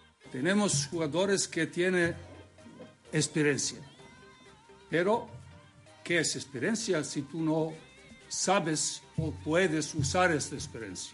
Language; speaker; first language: Spanish; non-native, learner; Serbian